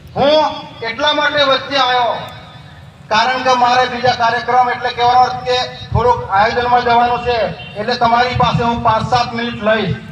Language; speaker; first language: Gujarati; non-native, local second language; Rathawi